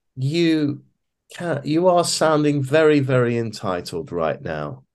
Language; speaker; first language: English; native; English